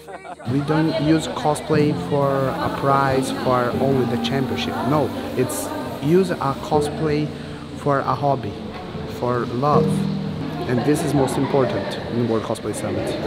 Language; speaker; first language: English; non-native, learner; Portuguese